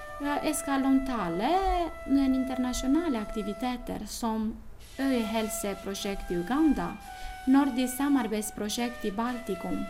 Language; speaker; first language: Norwegian; non-native, fluent; Romanian